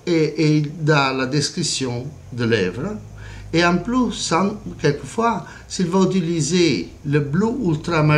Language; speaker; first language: French; non-native, fluent; Italian